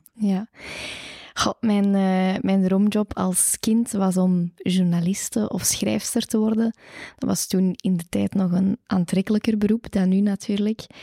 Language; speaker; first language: Dutch; native; Dutch